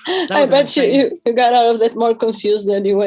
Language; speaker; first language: English; non-native, fluent; Portuguese